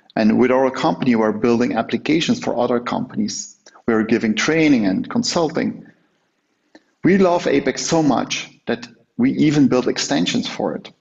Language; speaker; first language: English; non-native, fluent; Dutch